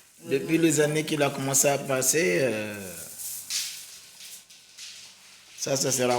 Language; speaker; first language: French; native; French